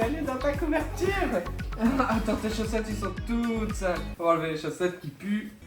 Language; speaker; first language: French; native; French